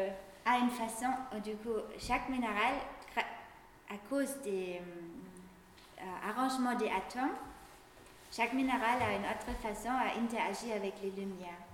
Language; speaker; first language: French; non-native, fluent; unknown